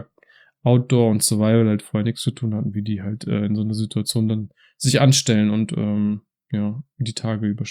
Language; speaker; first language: German; native; German